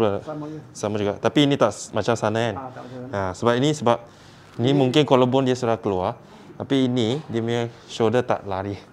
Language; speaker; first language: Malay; non-native, local second language; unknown